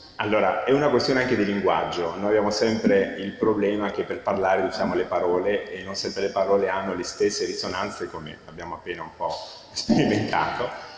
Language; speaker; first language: Italian; non-native, fluent; Spanish